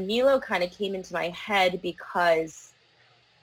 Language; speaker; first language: English; native; English